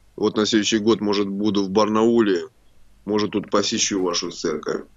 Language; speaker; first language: Russian; native; Russian